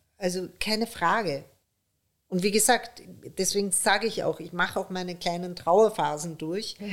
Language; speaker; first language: German; early bilingual, other home language; Persian